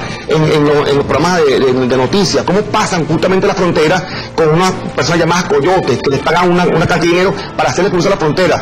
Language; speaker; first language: Spanish; native; Spanish